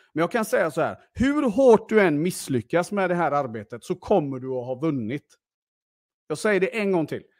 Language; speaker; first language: Swedish; early bilingual, other home language; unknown